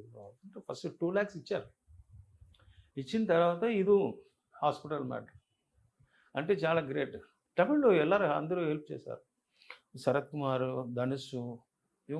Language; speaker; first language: Telugu; non-native, local second language; Tamil